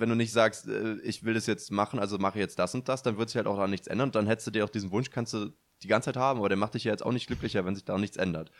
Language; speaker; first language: German; native; German